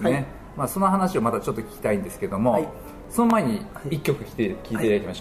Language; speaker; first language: Japanese; native; Japanese